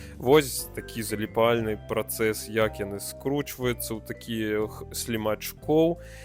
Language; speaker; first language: Belarusian; non-native, local second language; Russian